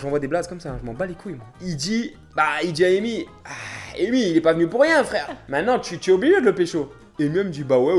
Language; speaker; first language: French; native; French